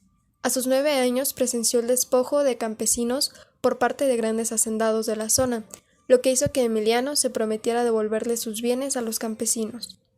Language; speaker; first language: Spanish; native; Spanish